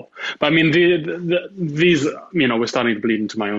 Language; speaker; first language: English; native; English